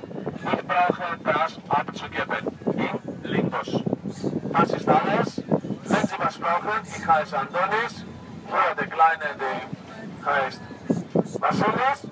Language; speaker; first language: German; non-native, learner; Greek